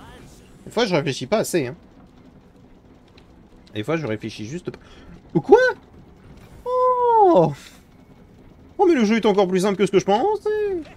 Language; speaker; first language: French; native; French